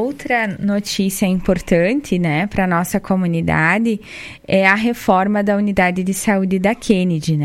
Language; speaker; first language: Portuguese; native; Portuguese